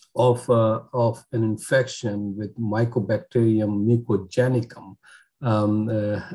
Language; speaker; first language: English; non-native, local second language; Urdu